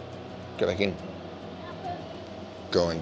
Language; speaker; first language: English; native; English